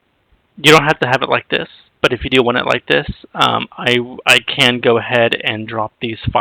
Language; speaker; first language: English; native; English